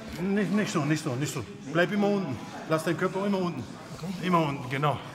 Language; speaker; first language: German; native; German